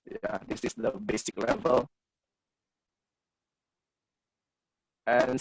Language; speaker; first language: English; non-native, fluent; Indonesian